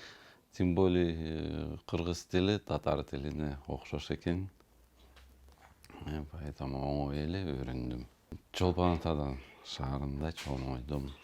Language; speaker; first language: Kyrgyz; non-native, local second language; Tatar